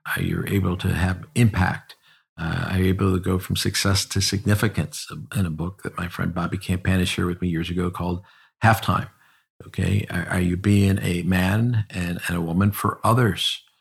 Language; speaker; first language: English; native; English